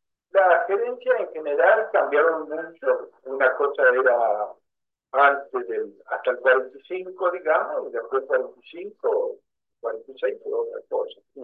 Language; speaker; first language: Spanish; native; Spanish